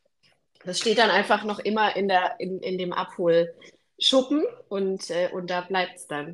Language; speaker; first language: German; native; German